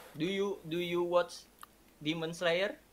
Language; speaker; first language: English; non-native, learner; Indonesian